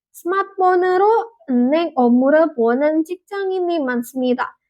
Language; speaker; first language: Korean; non-native, fluent; Indonesian